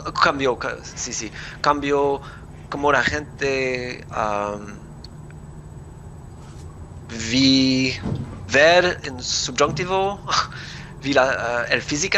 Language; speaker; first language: Spanish; non-native, learner; English